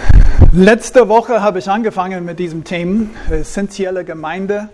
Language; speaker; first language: German; non-native, fluent; English